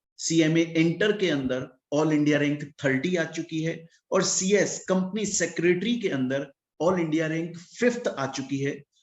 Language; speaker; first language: Hindi; native; Hindi